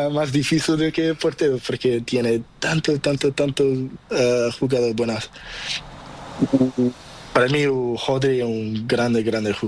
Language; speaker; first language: Spanish; non-native, learner; Portuguese